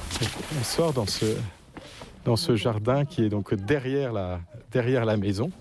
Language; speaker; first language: French; native; French